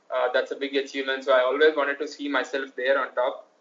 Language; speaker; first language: English; non-native, local second language; Telugu